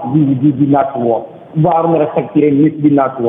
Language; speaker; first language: German; non-native, learner; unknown